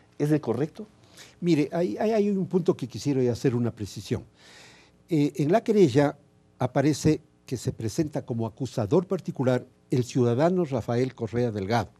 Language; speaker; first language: Spanish; native; Spanish